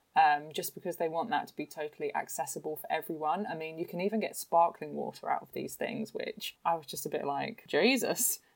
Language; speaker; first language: English; native; English